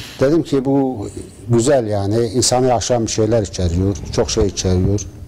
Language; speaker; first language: Turkish; non-native, local second language; Arabic